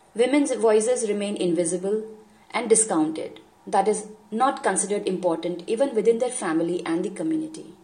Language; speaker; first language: English; non-native, local second language; Hindi